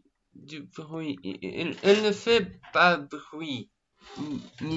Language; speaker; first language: French; non-native, fluent; Russian